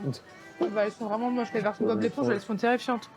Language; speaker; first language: French; native; French